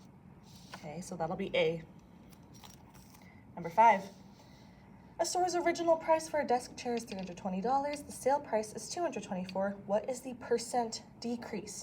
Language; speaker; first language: English; native; English